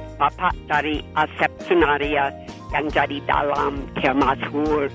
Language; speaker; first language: Indonesian; non-native, fluent; English